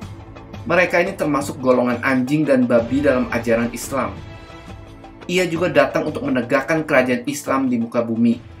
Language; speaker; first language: Indonesian; native; Indonesian